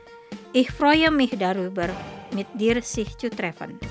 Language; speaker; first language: German; non-native, fluent; Indonesian